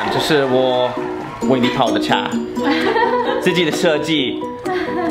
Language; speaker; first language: Chinese; native; Chinese